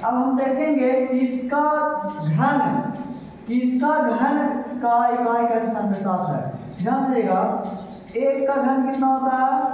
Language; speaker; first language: Hindi; native; Hindi